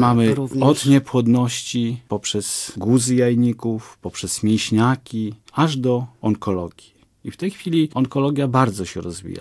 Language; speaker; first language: Polish; native; Polish